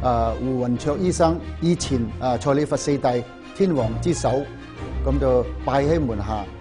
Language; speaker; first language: Cantonese; native; Cantonese